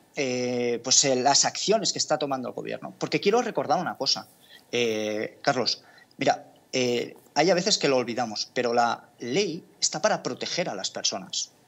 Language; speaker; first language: Spanish; native; Spanish